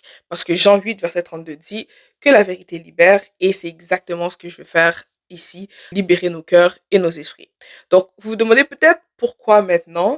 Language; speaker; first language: French; native; French